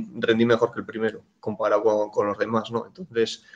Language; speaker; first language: Spanish; native; Spanish